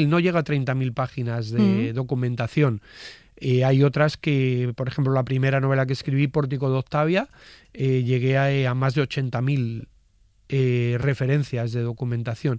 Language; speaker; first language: Spanish; native; Spanish